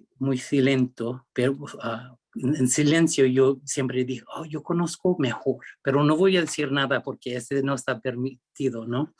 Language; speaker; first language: Spanish; early bilingual, heritage; Spanish